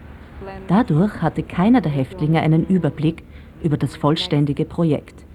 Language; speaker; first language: German; native; German